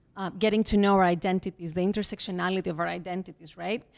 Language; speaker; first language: English; non-native, fluent; Greek